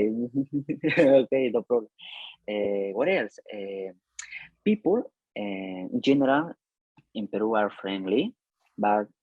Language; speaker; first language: English; non-native, learner; Spanish